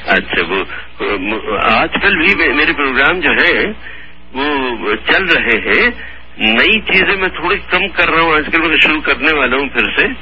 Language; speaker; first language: Urdu; non-native, local second language; Gujarati